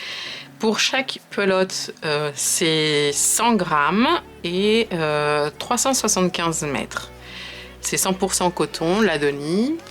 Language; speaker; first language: French; native; French